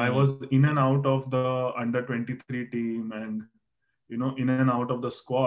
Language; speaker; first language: English; non-native, local second language; Marathi